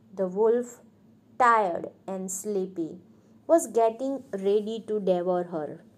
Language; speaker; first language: English; non-native, local second language; Gujarati